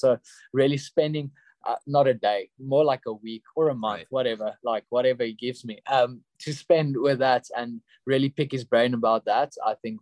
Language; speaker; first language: English; non-native, local second language; Afrikaans